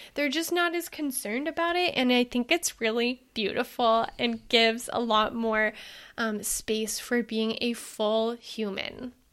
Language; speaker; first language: English; native; English